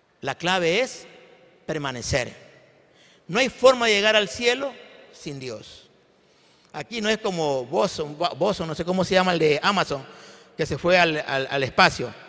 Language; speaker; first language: Spanish; native; Spanish